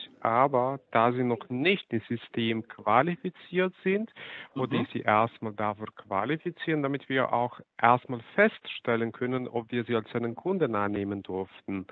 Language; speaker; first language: German; non-native, fluent; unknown